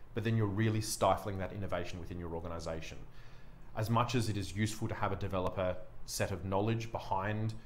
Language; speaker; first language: English; native; English